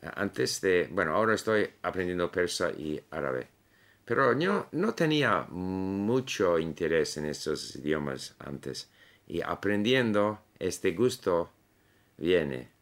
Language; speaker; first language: Spanish; non-native, fluent; English